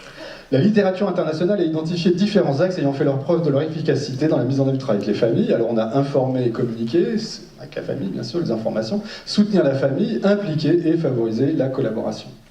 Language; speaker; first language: French; native; French